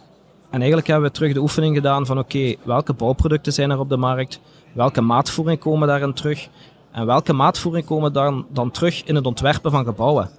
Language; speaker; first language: Dutch; native; Dutch